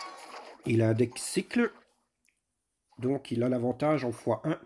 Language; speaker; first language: French; native; French